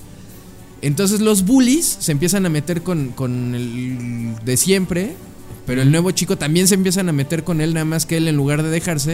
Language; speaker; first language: Spanish; native; Spanish